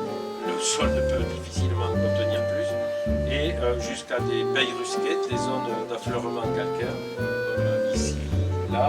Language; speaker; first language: French; native; French